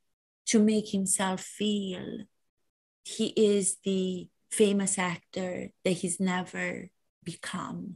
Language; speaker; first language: English; non-native, fluent; Romanian